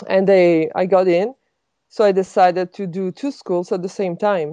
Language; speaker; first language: English; non-native, fluent; Italian